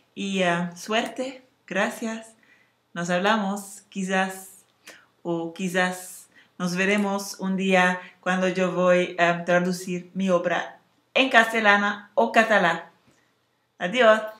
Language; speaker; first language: Spanish; non-native, learner; Dutch